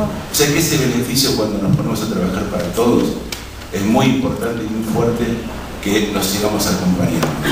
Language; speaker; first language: Spanish; native; Spanish